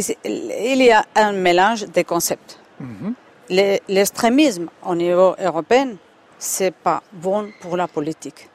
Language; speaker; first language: French; non-native, fluent; Spanish